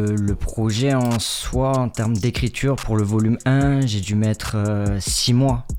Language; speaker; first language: French; native; French